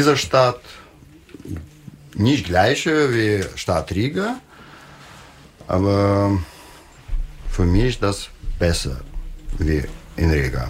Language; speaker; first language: German; non-native, learner; Russian